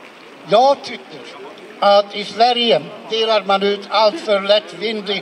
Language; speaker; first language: Swedish; non-native, fluent; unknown